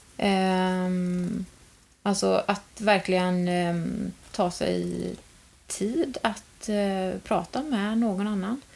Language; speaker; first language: Swedish; native; Swedish